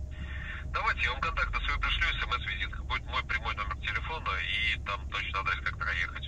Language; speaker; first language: Russian; native; Russian